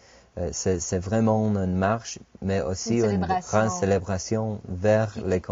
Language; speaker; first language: French; non-native, fluent; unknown